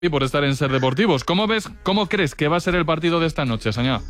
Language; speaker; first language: Spanish; native; Spanish